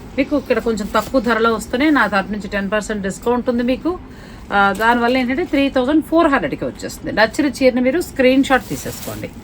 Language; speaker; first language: Telugu; native; Telugu